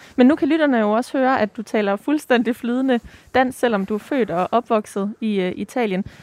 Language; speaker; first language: Danish; native; Danish